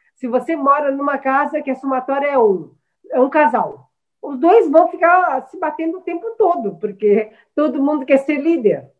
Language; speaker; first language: Portuguese; early bilingual, other home language; Chinese